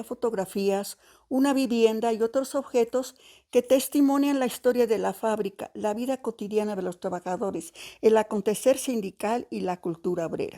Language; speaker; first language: Spanish; native; Spanish